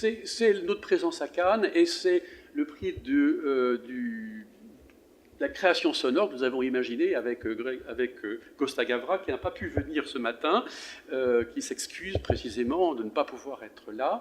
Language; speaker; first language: French; native; French